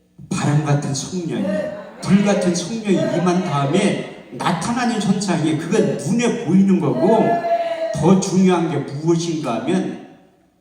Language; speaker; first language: Korean; native; Korean